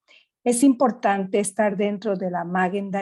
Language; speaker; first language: Spanish; native; Spanish